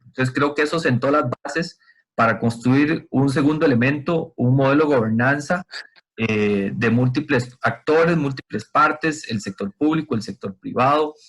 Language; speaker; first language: Spanish; native; Spanish